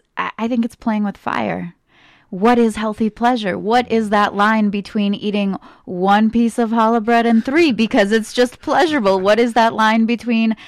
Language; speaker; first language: English; early bilingual, other home language; Ukrainian